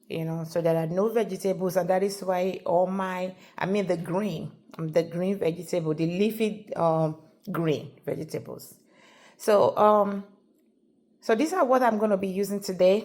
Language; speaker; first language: English; non-native, local second language; Yoruba